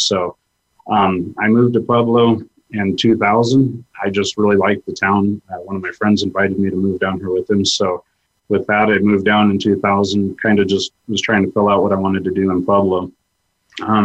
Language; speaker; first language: English; native; English